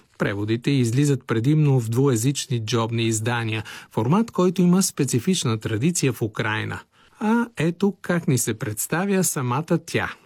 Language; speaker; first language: Bulgarian; native; Bulgarian